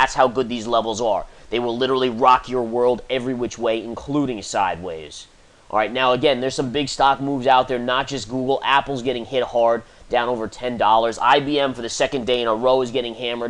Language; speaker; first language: English; native; English